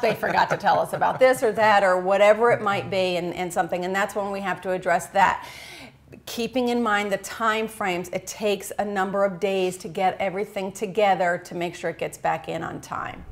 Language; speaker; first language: English; native; English